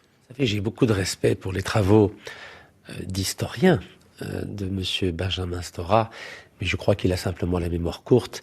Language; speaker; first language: French; native; French